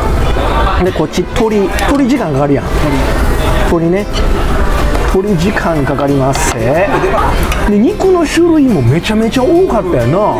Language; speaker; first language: Japanese; native; Japanese